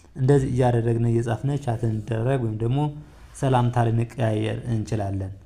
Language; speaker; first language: Amharic; native; Amharic